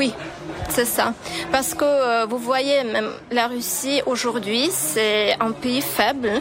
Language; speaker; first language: French; non-native, fluent; Ukrainian